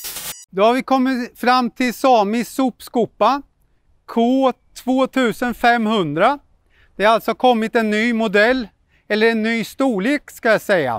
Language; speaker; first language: Swedish; native; Swedish